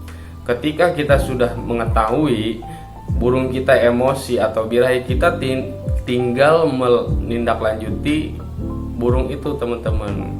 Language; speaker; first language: Indonesian; native; Indonesian